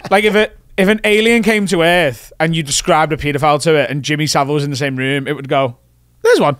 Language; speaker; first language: English; native; English